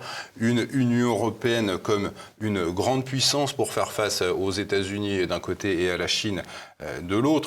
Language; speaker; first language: French; native; French